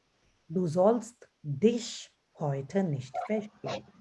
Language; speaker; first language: German; non-native, fluent; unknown